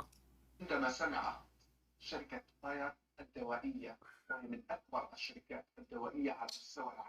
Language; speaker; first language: Arabic; native; Arabic